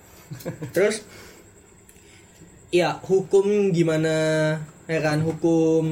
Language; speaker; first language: Indonesian; native; Indonesian